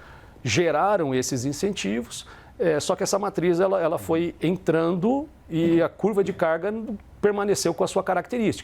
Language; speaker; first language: Portuguese; native; Portuguese